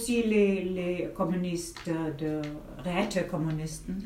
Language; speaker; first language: French; non-native, fluent; German